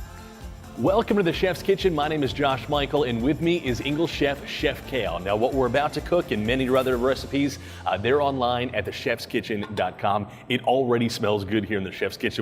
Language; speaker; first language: English; native; English